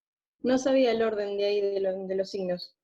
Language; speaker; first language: Spanish; native; Spanish